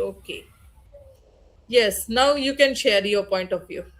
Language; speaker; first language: English; non-native, fluent; Hindi